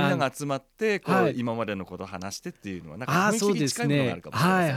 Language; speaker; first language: Japanese; native; Japanese